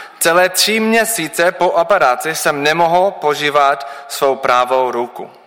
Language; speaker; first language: Czech; non-native, learner; English